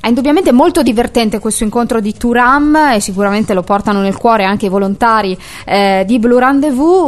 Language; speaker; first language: Italian; native; Italian